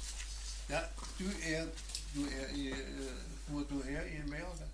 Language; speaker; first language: Danish; non-native, learner; German